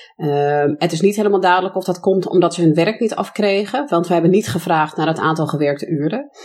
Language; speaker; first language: Dutch; non-native, fluent; English